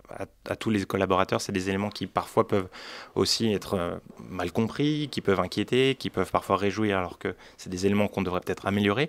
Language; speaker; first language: French; native; French